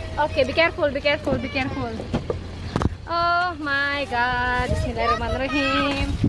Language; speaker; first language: English; non-native, learner; Indonesian